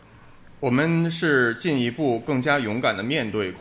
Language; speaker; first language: Chinese; non-native, local second language; Cantonese